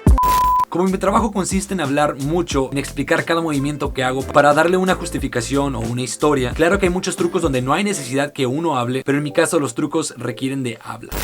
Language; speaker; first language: Spanish; native; Spanish